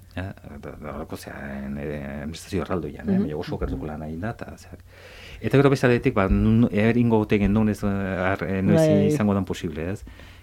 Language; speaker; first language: Basque; native; Basque